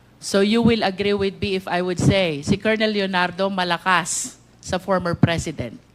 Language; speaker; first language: English; non-native, local second language; Filipino